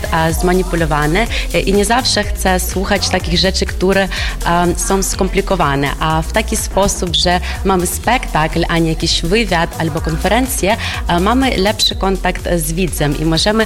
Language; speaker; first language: Polish; non-native, fluent; Ukrainian